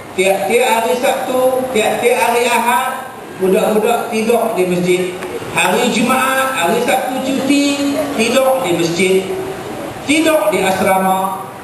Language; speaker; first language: Malay; native; Malay